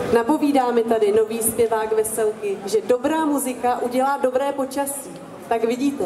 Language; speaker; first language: Czech; native; Czech